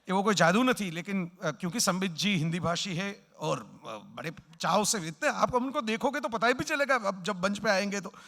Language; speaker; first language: Hindi; non-native, local second language; Gujarati